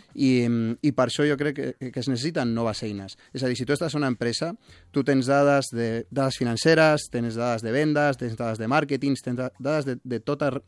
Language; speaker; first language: Catalan; non-native, local second language; Spanish